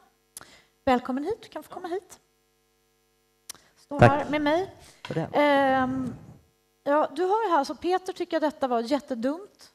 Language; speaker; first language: Swedish; native; Swedish